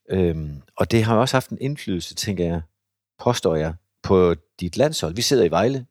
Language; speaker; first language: Danish; native; Danish